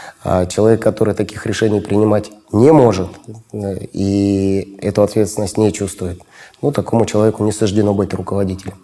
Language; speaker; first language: Russian; native; Russian